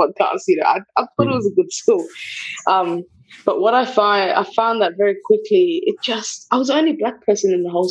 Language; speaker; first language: English; early bilingual, other home language; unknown